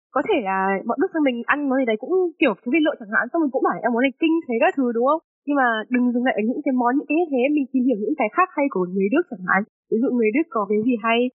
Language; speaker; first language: Vietnamese; native; Vietnamese